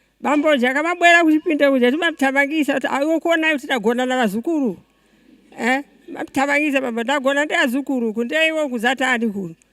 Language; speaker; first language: Nyanja; non-native, local second language; Tumbuka